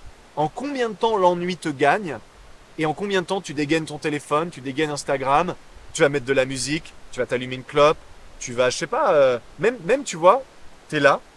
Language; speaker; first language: French; native; French